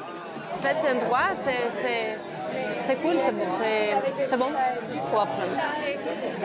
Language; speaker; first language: French; non-native, learner; Portuguese